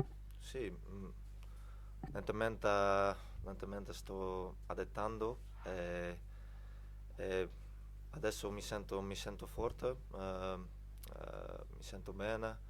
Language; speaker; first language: Italian; non-native, fluent; Dutch